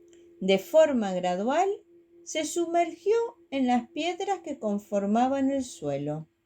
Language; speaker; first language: Spanish; native; Spanish